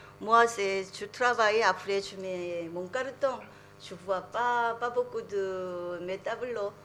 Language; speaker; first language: French; non-native, learner; Korean